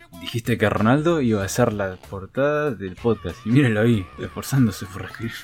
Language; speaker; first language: Spanish; native; Spanish